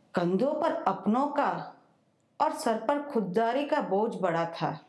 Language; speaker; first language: Hindi; non-native, local second language; Malayalam